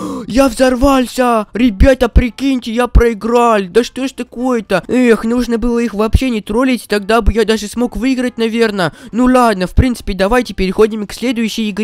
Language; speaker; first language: Russian; native; Russian